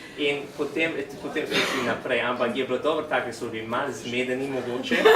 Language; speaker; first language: Slovenian; non-native, learner; English